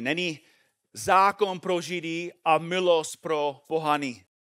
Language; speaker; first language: Czech; non-native, fluent; English